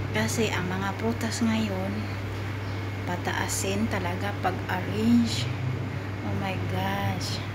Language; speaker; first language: Filipino; non-native, local second language; Cebuano